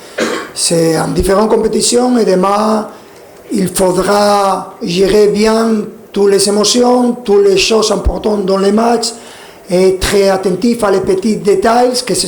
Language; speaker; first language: French; non-native, fluent; Spanish